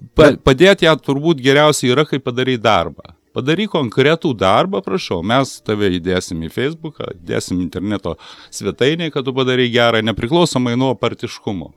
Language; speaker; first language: Lithuanian; native; Lithuanian